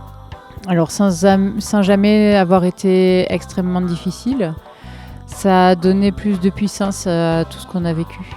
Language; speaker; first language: French; native; French